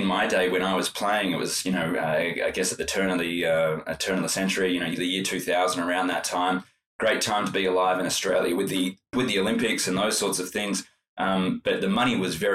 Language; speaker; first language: English; native; English